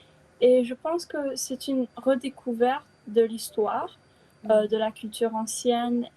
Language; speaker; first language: French; non-native, fluent; Chinese